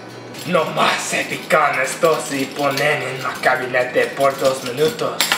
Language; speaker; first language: Spanish; non-native, learner; English